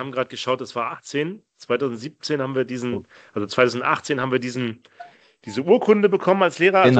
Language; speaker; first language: German; native; German